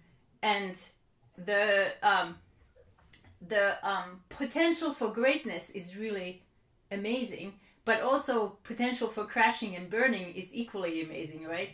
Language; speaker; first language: English; non-native, fluent; Finnish